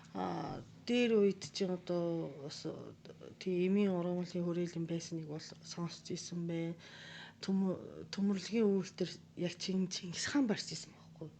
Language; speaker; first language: Mongolian; non-native, fluent; Japanese